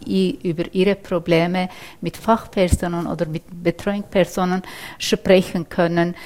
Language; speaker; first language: German; non-native, fluent; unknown